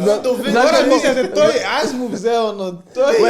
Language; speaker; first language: Bulgarian; non-native, learner; Portuguese